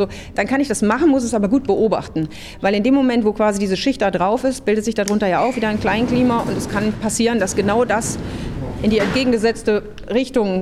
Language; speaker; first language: German; native; German